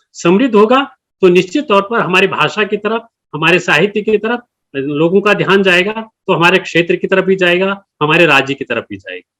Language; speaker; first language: Hindi; non-native, local second language; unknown